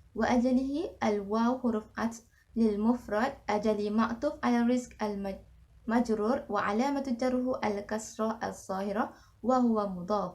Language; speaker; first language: Arabic; non-native, learner; Malay